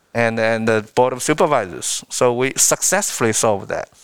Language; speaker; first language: English; non-native, fluent; Chinese